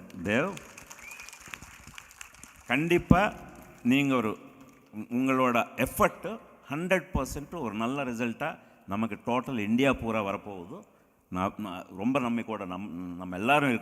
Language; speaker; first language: Tamil; non-native, local second language; Telugu